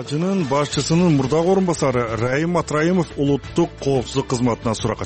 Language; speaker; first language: Kyrgyz; native; Kyrgyz